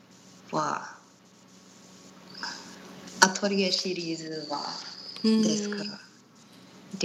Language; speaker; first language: Japanese; non-native, learner; Spanish